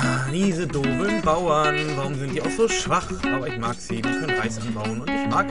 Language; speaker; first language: German; native; German